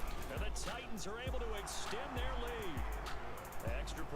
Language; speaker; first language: English; native; English